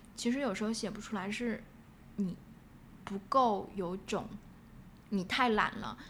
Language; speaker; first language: Chinese; native; Chinese